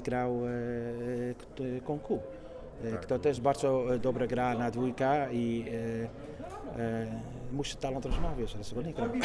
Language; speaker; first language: Polish; non-native, fluent; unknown